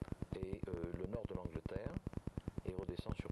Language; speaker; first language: French; native; French